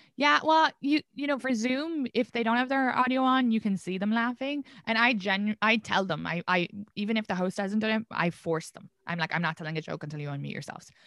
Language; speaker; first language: English; native; English